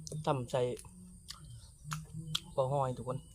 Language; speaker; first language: Thai; non-native, local second language; Northeastern Thai